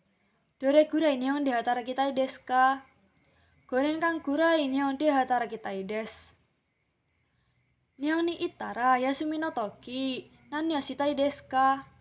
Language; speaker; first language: Japanese; non-native, learner; Indonesian